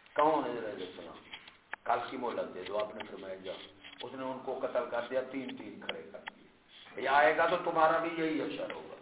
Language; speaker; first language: Urdu; non-native, local second language; Punjabi